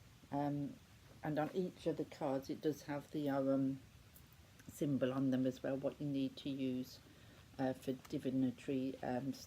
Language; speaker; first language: English; native; English